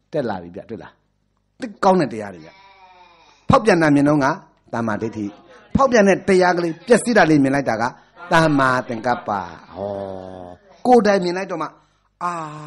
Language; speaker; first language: Burmese; native; Burmese